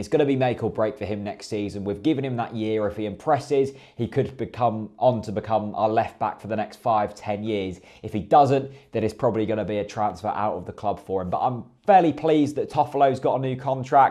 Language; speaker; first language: English; native; English